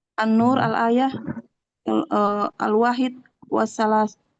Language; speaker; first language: Arabic; non-native, learner; Indonesian